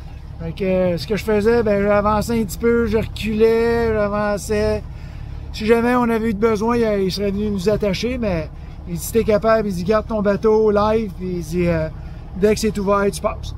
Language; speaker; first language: French; native; French